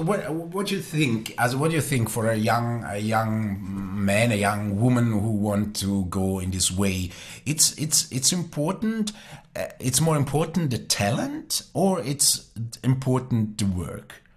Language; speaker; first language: English; non-native, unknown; Italian